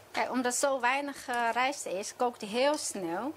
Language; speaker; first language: Dutch; non-native, fluent; Chinese